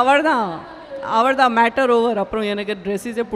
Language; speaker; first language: Tamil; non-native, learner; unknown